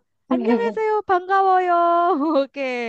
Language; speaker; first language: Korean; non-native, fluent; Indonesian